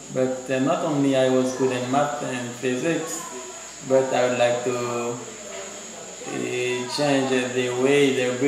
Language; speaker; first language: English; non-native, learner; Haitian Creole